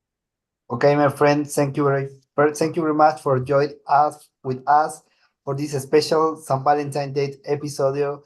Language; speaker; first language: English; non-native, learner; Spanish